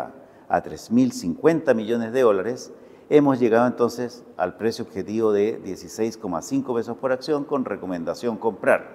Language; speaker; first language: Spanish; native; Spanish